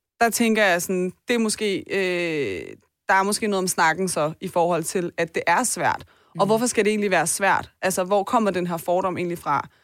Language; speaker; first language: Danish; early bilingual, other home language; Persian